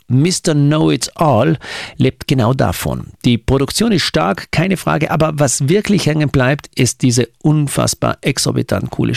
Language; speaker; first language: German; native; German